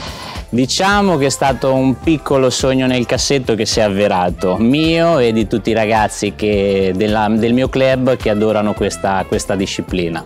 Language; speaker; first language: Italian; native; Italian